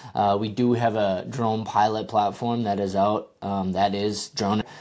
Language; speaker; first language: English; native; English